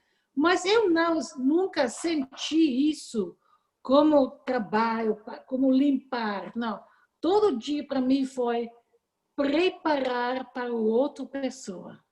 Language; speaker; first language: Portuguese; non-native, fluent; Dutch